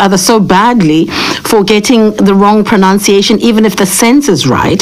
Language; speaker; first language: English; non-native, local second language; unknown